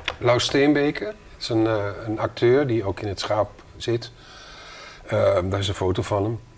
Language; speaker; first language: Dutch; native; Dutch